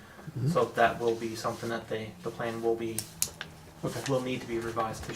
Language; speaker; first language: English; native; English